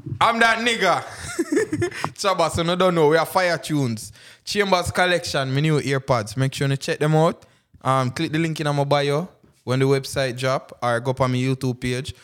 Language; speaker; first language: English; non-native, local second language; Jamaican Creole English